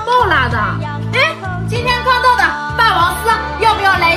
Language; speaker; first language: Chinese; native; Chinese